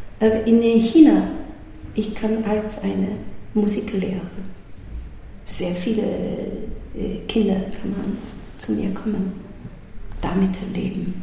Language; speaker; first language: German; non-native, learner; Chinese